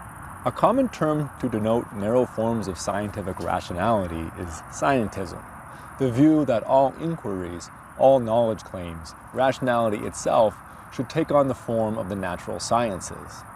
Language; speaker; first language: English; native; English